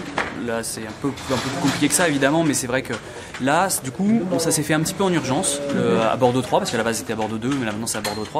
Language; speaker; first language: French; native; French